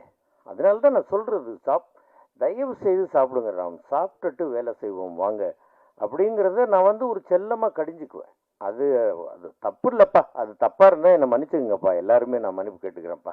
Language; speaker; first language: Tamil; native; Tamil